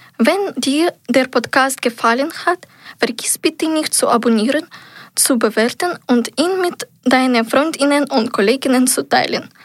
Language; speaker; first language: German; non-native, learner; Ukrainian